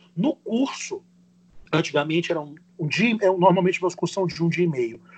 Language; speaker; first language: Portuguese; native; Portuguese